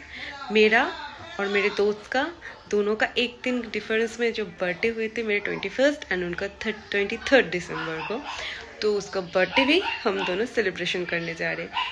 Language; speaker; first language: Hindi; non-native, local second language; Bangla